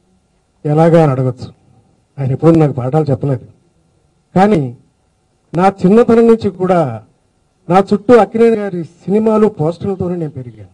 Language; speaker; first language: Telugu; native; Telugu